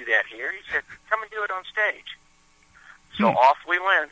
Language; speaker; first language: English; native; English